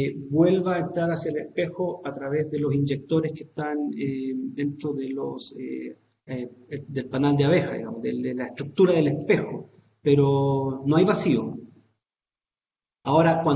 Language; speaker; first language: Spanish; native; Spanish